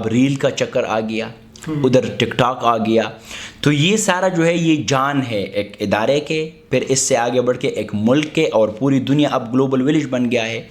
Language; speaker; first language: Urdu; non-native, local second language; Pashto